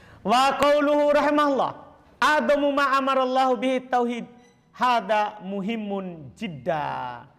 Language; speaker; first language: Indonesian; native; Indonesian